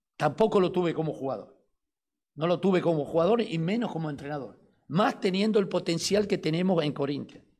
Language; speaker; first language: Spanish; native; Spanish